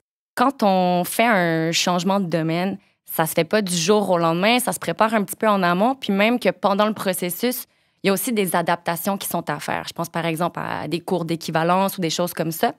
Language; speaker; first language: French; native; French